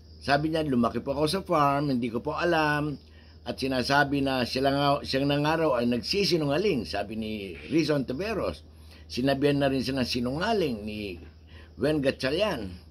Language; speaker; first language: Filipino; native; Filipino